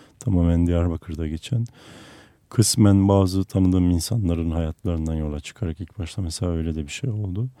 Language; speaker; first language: Turkish; non-native, local second language; Armenian